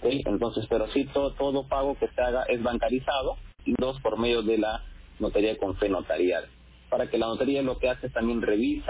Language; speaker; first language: Spanish; native; Spanish